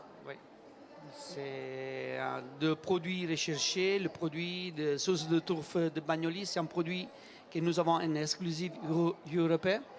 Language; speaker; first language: French; non-native, learner; Italian